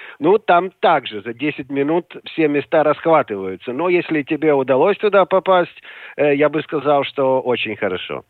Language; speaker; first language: Russian; non-native, local second language; Latvian